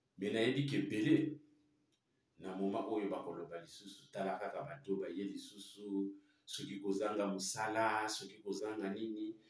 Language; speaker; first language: Lingala; non-native, local second language; Kongo